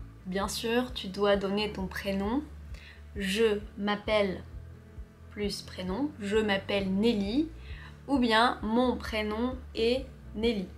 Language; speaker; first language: French; native; French